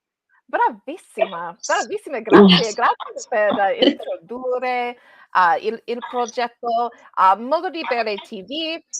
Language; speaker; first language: Italian; non-native, learner; English